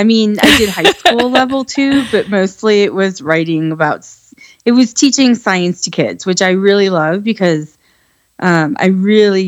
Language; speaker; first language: English; native; English